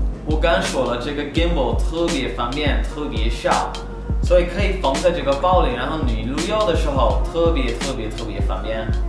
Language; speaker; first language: Chinese; non-native, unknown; English